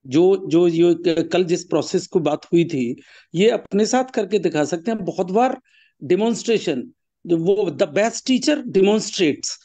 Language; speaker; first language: Hindi; native; Hindi